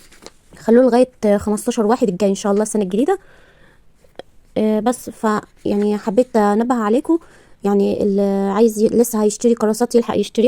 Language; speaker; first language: Arabic; native; Arabic